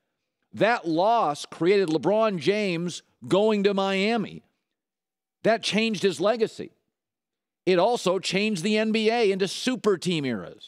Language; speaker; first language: English; native; English